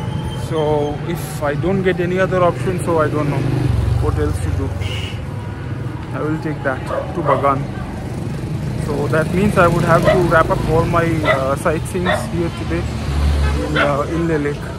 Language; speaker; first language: English; non-native, local second language; Hindi